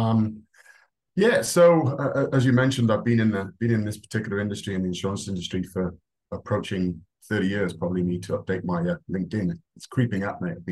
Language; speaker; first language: English; native; English